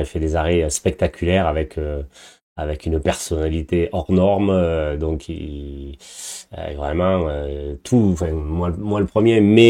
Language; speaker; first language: French; native; French